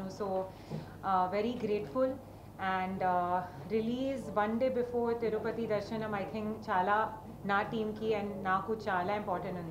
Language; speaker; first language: Telugu; non-native, learner; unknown